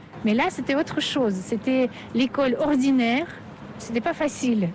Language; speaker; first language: French; non-native, fluent; Russian